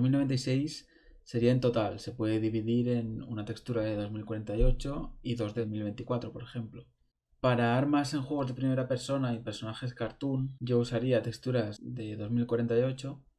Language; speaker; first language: Spanish; native; Spanish